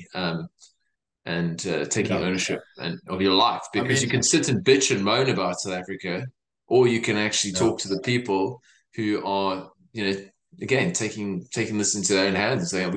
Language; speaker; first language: English; native; English